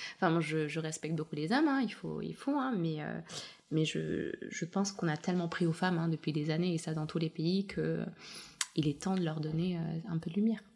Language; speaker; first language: French; early bilingual, other home language; Russian